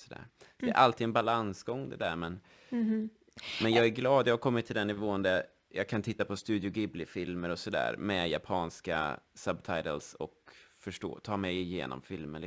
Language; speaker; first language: Swedish; native; Swedish